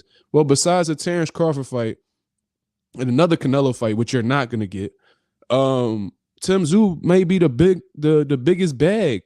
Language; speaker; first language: English; native; English